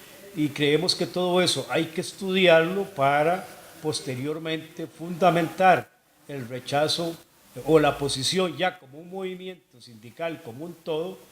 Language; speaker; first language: Spanish; native; Spanish